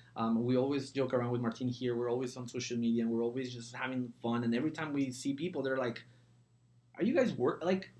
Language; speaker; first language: English; early bilingual, other home language; Spanish